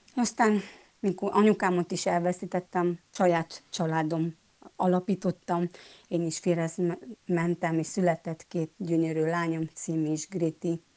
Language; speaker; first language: Hungarian; non-native, local second language; Romanian